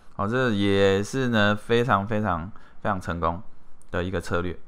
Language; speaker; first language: Chinese; native; Chinese